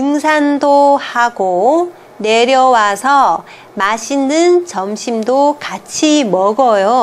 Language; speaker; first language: Korean; non-native, fluent; Chinese